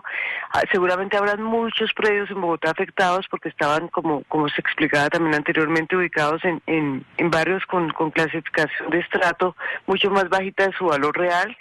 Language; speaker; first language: Spanish; native; Spanish